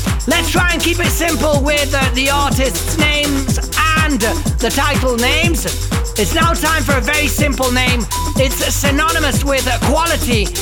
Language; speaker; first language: English; non-native, fluent; Italian